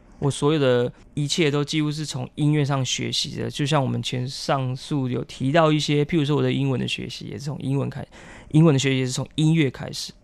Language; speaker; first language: Chinese; non-native, local second language; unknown